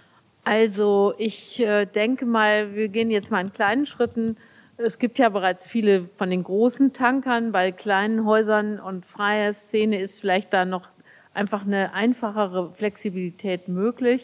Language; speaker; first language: German; native; German